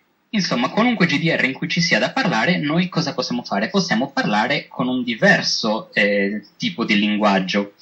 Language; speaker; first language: Italian; native; Italian